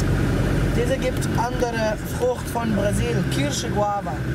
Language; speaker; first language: German; non-native, learner; Portuguese